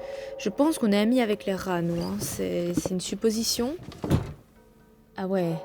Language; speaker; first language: French; native; French